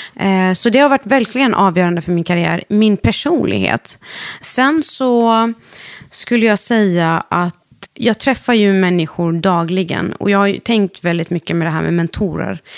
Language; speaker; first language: Swedish; early bilingual, other home language; Arabic